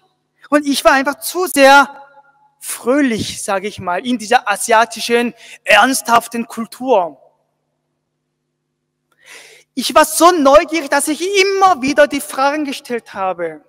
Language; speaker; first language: German; non-native, fluent; Korean